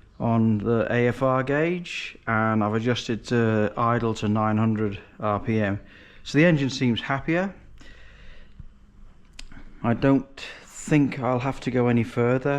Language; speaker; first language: English; native; English